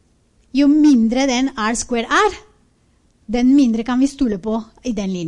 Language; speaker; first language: Norwegian; non-native, fluent; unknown